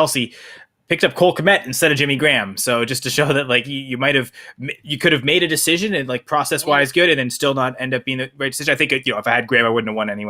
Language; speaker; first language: English; native; English